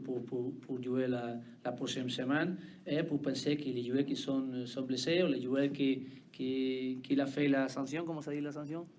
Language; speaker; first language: French; non-native, learner; Spanish